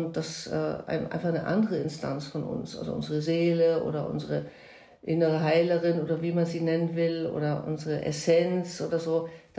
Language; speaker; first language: German; native; German